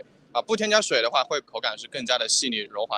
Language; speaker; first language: Chinese; native; Chinese